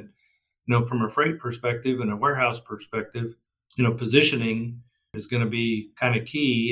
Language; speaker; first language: English; native; English